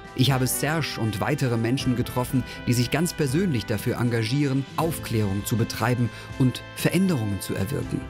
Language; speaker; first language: German; native; German